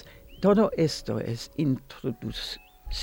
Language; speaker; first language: Spanish; non-native, learner; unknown